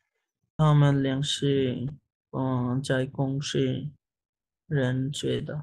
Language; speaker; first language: Chinese; non-native, learner; Bangla